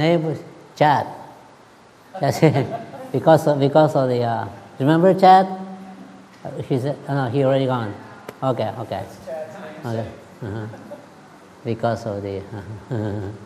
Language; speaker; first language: English; non-native, learner; Spanish